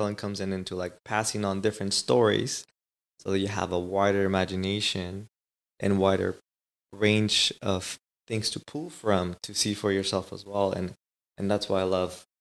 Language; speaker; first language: English; non-native, fluent; Spanish